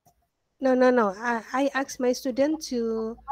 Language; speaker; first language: English; non-native, learner; Indonesian